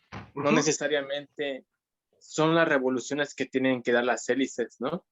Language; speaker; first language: Spanish; native; Spanish